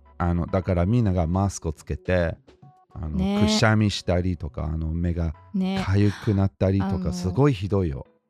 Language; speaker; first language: Japanese; non-native, fluent; English